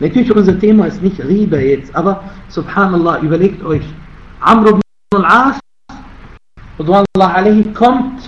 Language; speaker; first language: German; non-native, fluent; Arabic